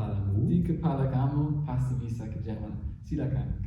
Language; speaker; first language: Indonesian; non-native, fluent; German